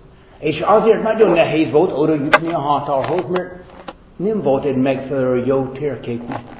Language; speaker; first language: Hungarian; non-native, fluent; English